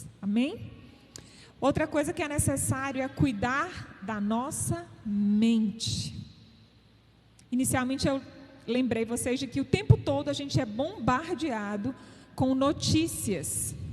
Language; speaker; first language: Portuguese; native; Portuguese